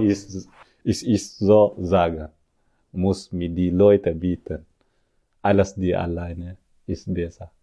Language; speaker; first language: German; non-native, learner; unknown